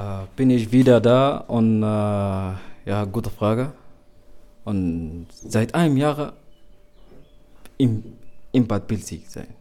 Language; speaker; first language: German; non-native, learner; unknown